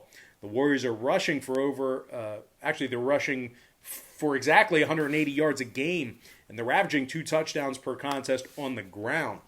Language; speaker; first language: English; native; English